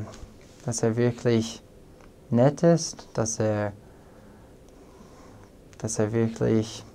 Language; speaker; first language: German; non-native, fluent; English